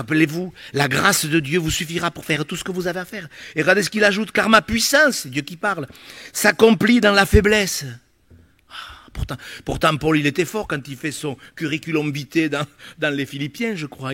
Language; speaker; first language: French; native; French